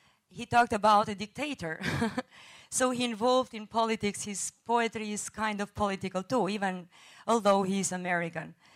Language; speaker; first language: English; non-native, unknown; Albanian